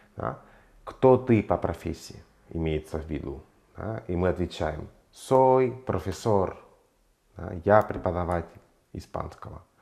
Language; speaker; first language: Russian; non-native, fluent; Spanish